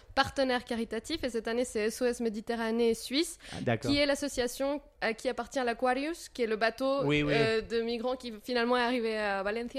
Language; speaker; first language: French; native; French